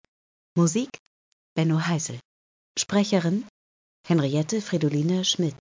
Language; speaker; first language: German; native; German